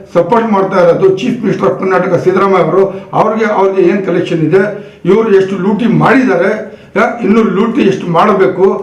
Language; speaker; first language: Kannada; non-native, local second language; Urdu